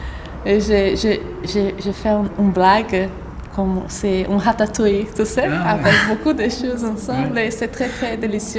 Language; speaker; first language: French; non-native, learner; Portuguese